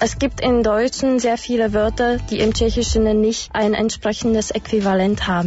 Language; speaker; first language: German; non-native, fluent; Czech